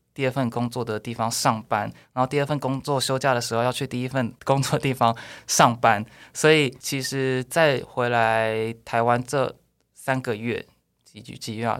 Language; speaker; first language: Chinese; native; Chinese